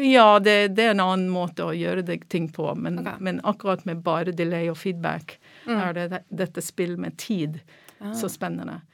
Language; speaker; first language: Norwegian; non-native, fluent; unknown